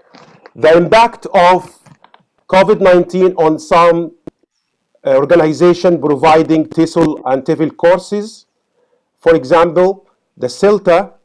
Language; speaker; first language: English; non-native, fluent; Arabic